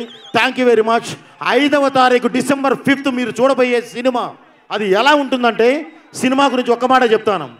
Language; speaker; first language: Telugu; native; Telugu